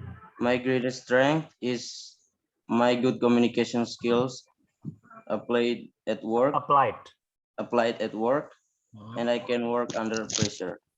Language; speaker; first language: English; non-native, learner; Indonesian